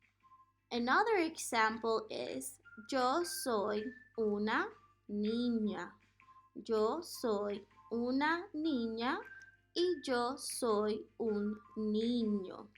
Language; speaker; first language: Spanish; non-native, fluent; English